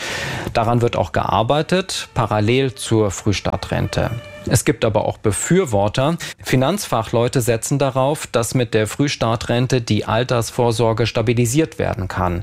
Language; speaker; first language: German; native; German